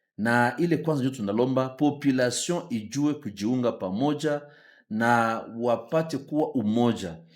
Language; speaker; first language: Swahili; native; Swahili